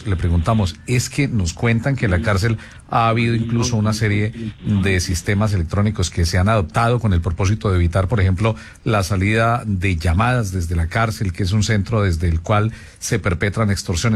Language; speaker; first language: Spanish; native; Spanish